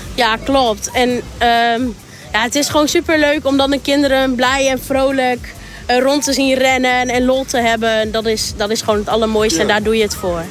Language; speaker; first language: Dutch; native; Dutch